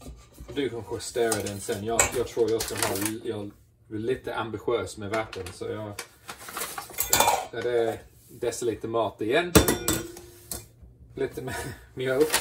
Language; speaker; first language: Swedish; non-native, fluent; English